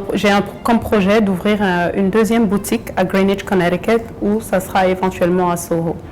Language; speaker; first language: French; early bilingual, other home language; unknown